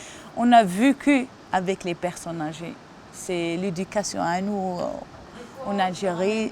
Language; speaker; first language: French; non-native, learner; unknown